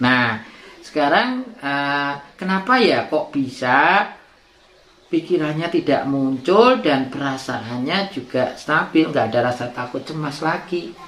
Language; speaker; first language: Indonesian; native; Indonesian